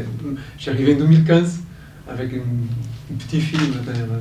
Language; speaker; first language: French; non-native, fluent; Portuguese